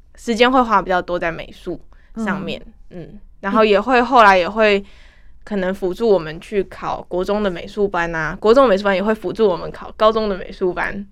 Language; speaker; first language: Chinese; native; Chinese